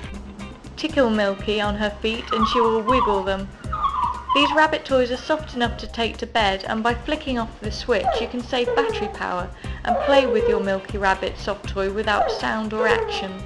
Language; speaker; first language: English; native; English